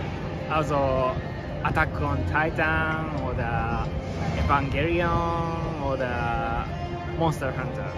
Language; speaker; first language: German; non-native, learner; Japanese